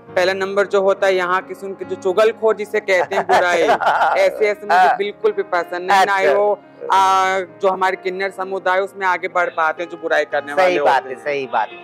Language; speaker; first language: Hindi; native; Hindi